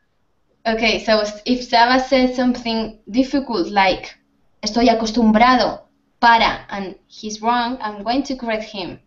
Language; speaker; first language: English; non-native, fluent; Spanish